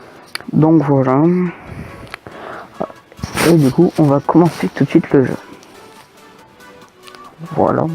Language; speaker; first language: French; native; French